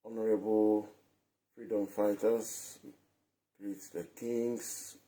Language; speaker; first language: English; non-native, local second language; Yoruba